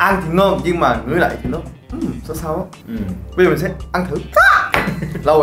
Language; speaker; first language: Vietnamese; non-native, fluent; Korean